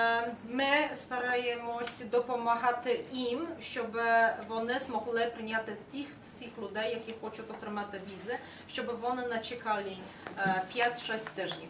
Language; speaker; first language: Ukrainian; non-native, fluent; Polish